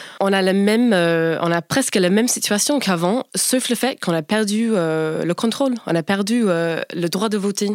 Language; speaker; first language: French; non-native, fluent; English